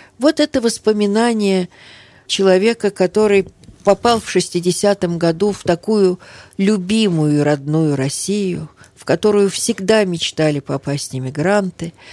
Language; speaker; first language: Russian; early bilingual, heritage; Russian